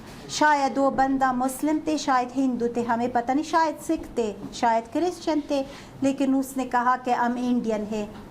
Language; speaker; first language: Hindi; non-native, fluent; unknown